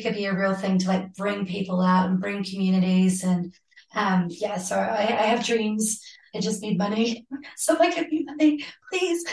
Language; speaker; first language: English; native; English